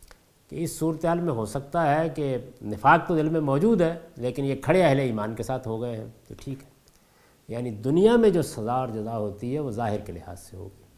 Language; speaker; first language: Urdu; native; Urdu